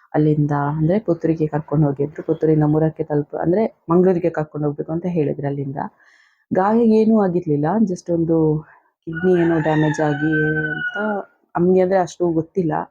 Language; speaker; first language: Kannada; non-native, local second language; Tulu